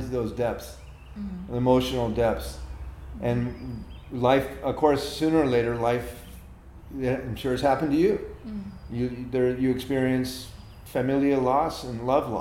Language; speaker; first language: English; native; English